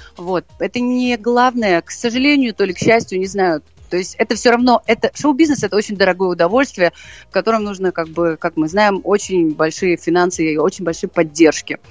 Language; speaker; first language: Russian; native; Russian